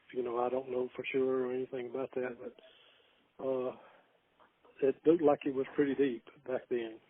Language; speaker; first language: English; native; English